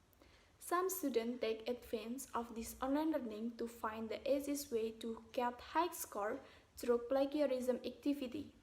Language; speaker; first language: English; non-native, learner; Indonesian